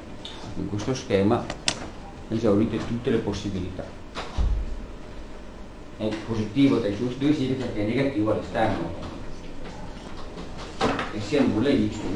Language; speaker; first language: Italian; native; Italian